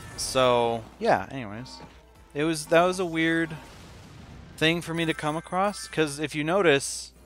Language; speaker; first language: English; native; English